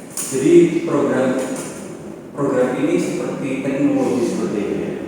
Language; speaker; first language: Indonesian; native; Indonesian